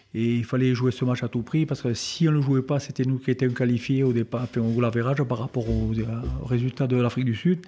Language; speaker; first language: French; native; French